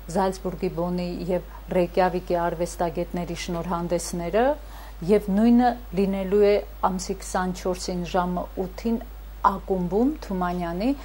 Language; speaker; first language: Armenian; native; Armenian